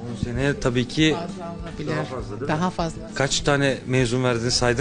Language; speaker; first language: Turkish; native; Turkish